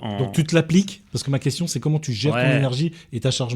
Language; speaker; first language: French; native; French